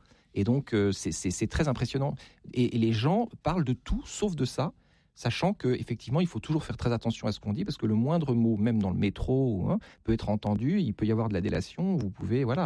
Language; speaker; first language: French; native; French